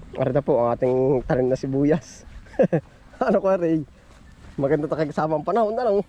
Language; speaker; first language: Filipino; native; Filipino